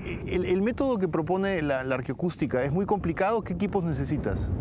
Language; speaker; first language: Spanish; native; Spanish